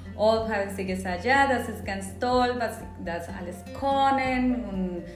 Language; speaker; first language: German; non-native, fluent; Spanish